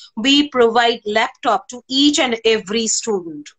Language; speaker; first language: English; non-native, local second language; Bangla